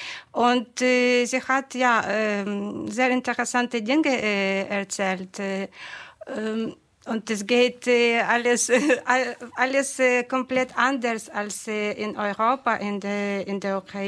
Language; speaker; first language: German; non-native, fluent; Ukrainian